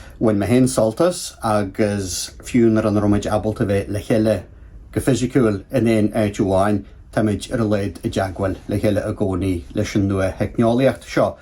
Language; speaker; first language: Irish; native; Irish